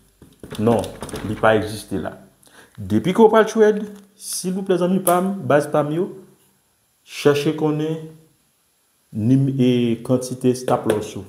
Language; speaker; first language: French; non-native, local second language; Haitian Creole